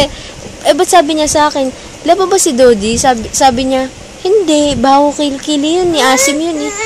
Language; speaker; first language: Filipino; native; Filipino